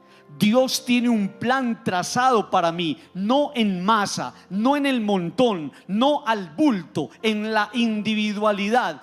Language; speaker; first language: Spanish; native; Spanish